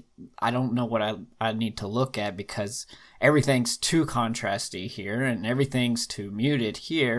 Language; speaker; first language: English; native; English